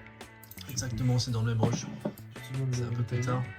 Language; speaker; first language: French; native; French